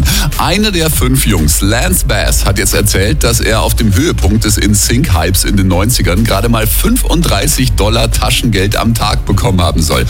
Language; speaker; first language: German; native; German